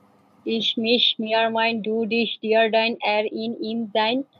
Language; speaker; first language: German; non-native, learner; Bangla